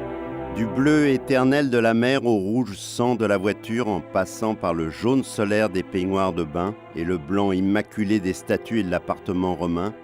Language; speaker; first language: French; native; French